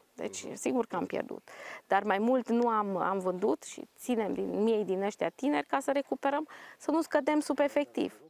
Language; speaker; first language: Romanian; native; Romanian